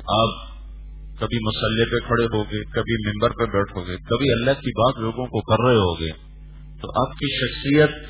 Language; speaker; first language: Urdu; native; Urdu